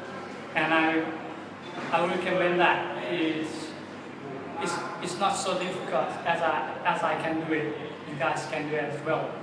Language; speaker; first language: English; non-native, learner; Thai